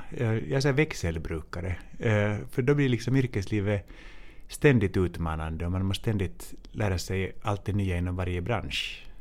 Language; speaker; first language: Swedish; native; Swedish